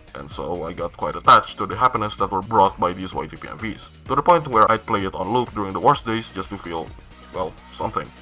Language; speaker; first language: English; non-native, fluent; Malay